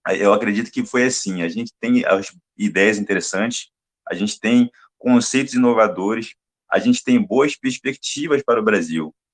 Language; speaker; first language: Portuguese; native; Portuguese